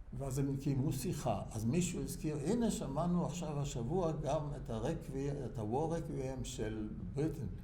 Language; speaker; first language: Hebrew; early bilingual, other home language; German